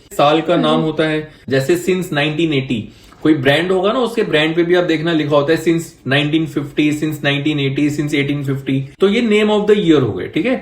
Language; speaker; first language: Hindi; native; Hindi